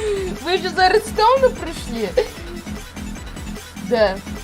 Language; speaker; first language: Russian; native; Russian